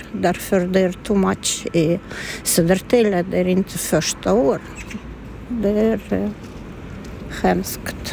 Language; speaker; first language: Swedish; non-native, learner; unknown